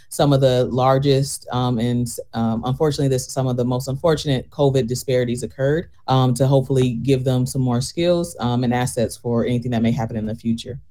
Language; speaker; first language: English; native; English